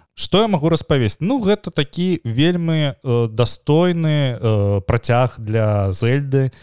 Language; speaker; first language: Belarusian; non-native, local second language; Russian